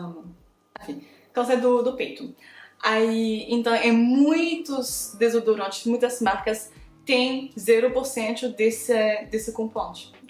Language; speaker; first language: Portuguese; non-native, fluent; French